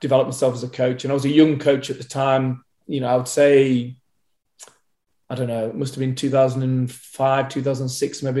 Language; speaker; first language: English; native; English